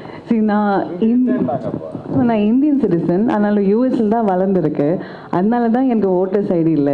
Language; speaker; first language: Tamil; early bilingual, heritage; Tamil